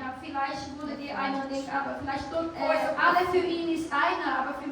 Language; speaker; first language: German; non-native, fluent; Portuguese